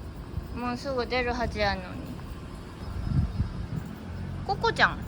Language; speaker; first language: Japanese; non-native, fluent; Korean